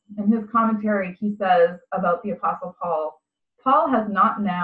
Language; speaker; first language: English; native; English